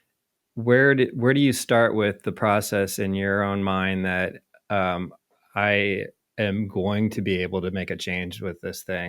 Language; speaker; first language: English; native; English